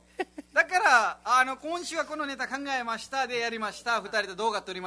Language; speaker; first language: Japanese; non-native, fluent; Nepali